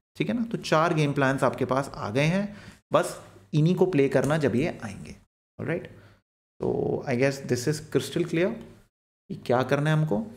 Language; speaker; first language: Hindi; native; Hindi